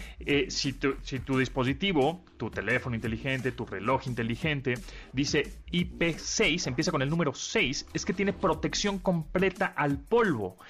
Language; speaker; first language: Spanish; native; Spanish